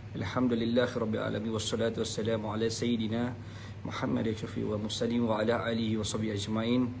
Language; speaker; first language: Malay; native; Malay